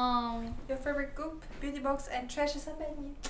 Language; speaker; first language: English; non-native, learner; Korean